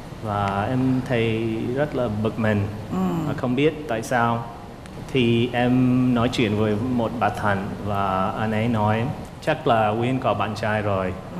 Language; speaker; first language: Vietnamese; non-native, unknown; English